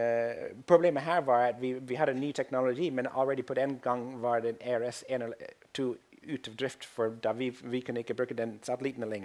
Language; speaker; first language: Norwegian; non-native, fluent; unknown